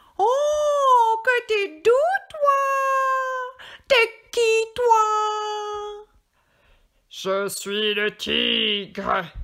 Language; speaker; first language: French; native; French